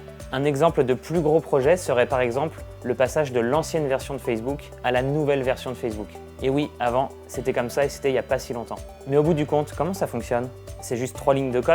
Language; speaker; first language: French; native; French